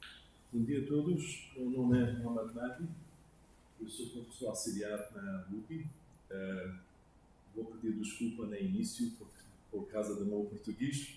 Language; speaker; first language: Portuguese; non-native, learner; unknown